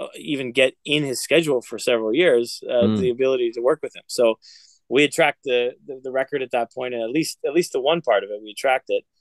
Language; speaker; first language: English; native; English